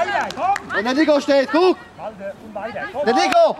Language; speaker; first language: German; native; German